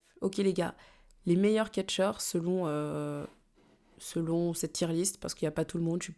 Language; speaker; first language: French; native; French